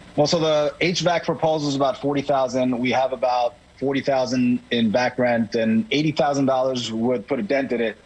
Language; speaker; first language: English; native; English